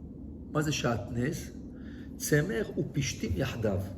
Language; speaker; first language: Hebrew; non-native, fluent; French